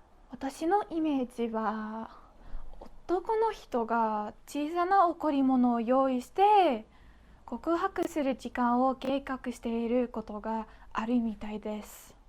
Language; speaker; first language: Japanese; non-native, fluent; Dutch